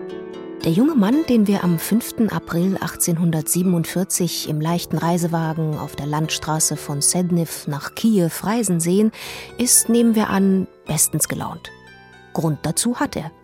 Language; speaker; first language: German; native; German